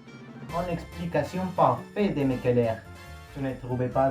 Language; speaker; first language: French; non-native, learner; Spanish